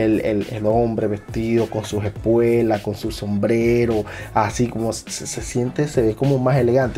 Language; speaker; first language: Spanish; native; Spanish